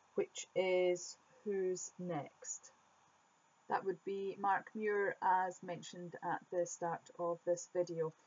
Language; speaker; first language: English; native; English